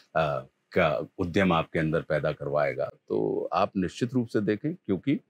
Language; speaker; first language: Hindi; native; Hindi